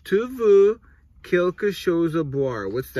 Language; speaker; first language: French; non-native, learner; English